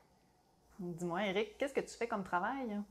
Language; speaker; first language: French; native; French